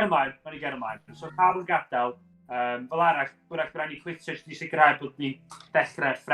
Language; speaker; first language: Welsh; native; Welsh